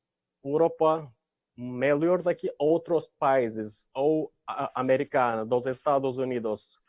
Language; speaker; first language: Portuguese; non-native, learner; Turkish